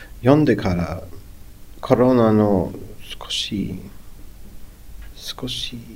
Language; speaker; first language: Japanese; non-native, learner; English